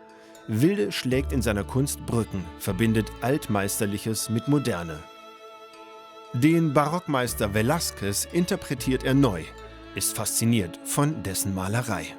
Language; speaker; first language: German; native; German